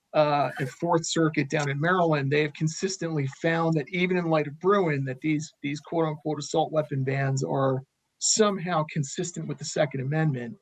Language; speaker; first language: English; native; English